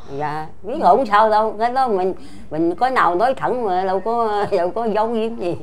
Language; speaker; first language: Vietnamese; non-native, local second language; Chinese